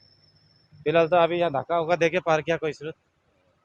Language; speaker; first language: Hindi; non-native, local second language; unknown